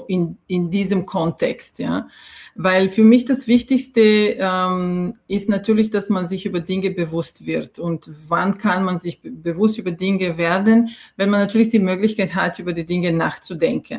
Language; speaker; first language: German; non-native, fluent; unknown